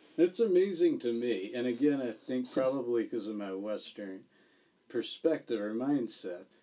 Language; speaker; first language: English; native; English